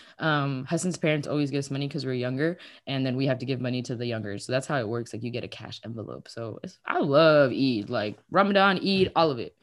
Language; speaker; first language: English; early bilingual, other home language; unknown